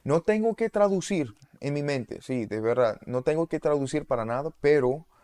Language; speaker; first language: Spanish; non-native, learner; English